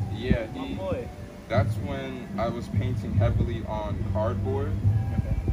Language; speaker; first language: English; native; English